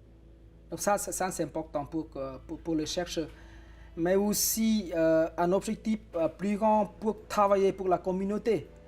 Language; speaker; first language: French; non-native, fluent; Vietnamese